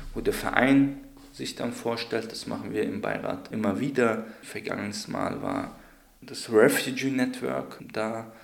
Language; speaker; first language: German; native; German